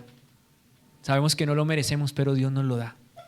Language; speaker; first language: Spanish; native; Spanish